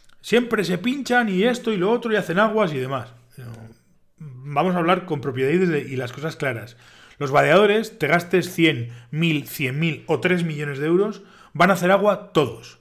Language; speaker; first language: Spanish; native; Spanish